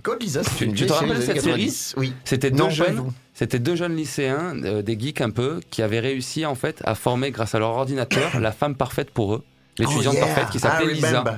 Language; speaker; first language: French; native; French